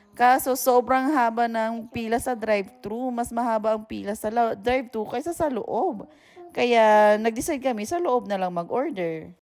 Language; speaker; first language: Filipino; native; Filipino